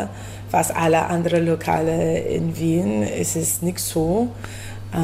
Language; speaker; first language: German; non-native, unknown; English